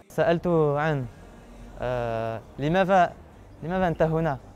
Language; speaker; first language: Arabic; non-native, learner; French